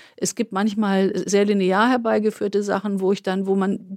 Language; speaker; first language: German; native; German